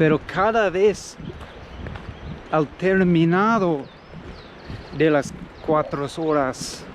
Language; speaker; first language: Spanish; non-native, learner; English